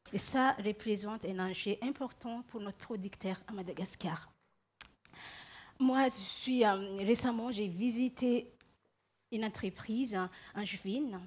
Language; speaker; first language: French; non-native, local second language; Malagasy